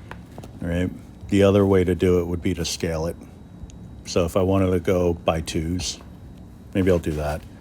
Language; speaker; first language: English; native; English